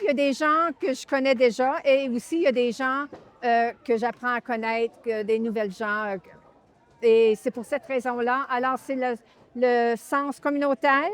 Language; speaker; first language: French; native; French